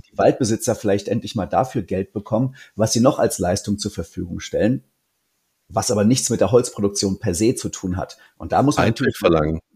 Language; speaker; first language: German; native; German